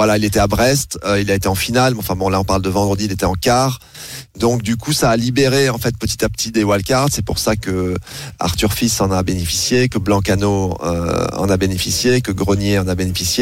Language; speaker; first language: French; native; French